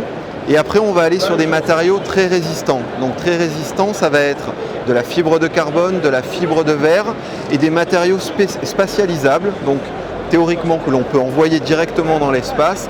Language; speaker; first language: French; native; French